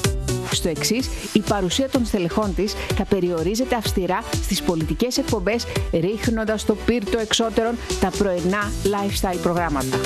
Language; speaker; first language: Greek; native; Greek